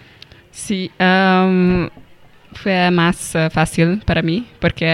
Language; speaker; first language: Spanish; non-native, learner; Hungarian